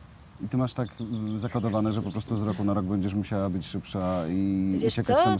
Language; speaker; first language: Polish; native; Polish